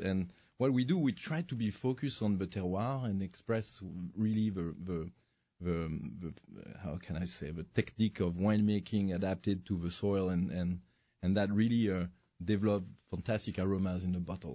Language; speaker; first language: English; non-native, fluent; French